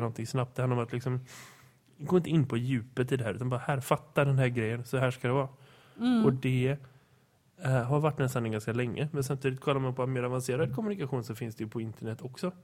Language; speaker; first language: Swedish; native; Swedish